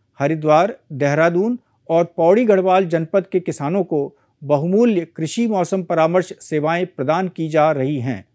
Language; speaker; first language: Hindi; native; Hindi